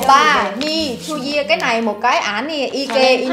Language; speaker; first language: Korean; non-native, learner; Vietnamese